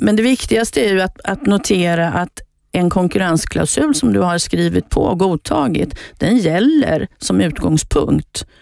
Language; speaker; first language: Swedish; native; Swedish